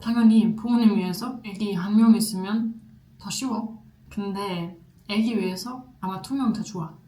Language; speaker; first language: Korean; non-native, fluent; German